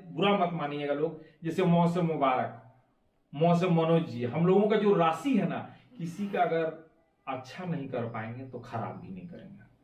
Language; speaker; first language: Hindi; native; Hindi